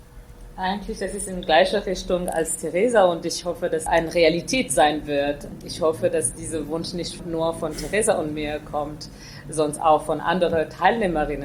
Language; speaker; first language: German; non-native, fluent; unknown